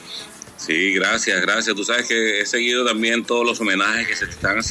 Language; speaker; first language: Spanish; native; Spanish